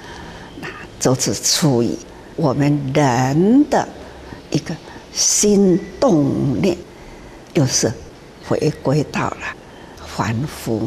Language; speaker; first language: Chinese; non-native, local second language; Min Nan Chinese